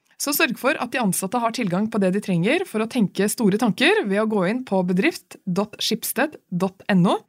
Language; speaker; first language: Norwegian; native; Norwegian